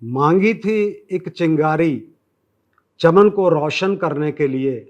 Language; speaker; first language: Hindi; non-native, local second language; Punjabi